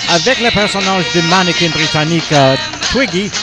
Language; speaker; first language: French; non-native, learner; English